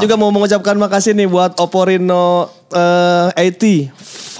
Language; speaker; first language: Indonesian; native; Indonesian